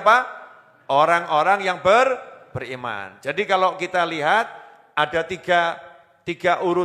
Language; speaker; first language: Indonesian; native; Indonesian